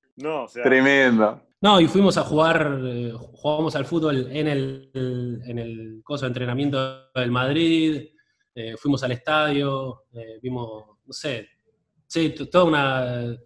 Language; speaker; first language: Spanish; native; Spanish